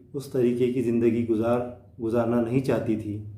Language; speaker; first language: Hindi; non-native, local second language; Marathi